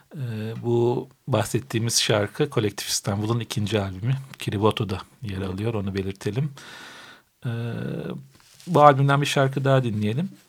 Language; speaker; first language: Turkish; native; Turkish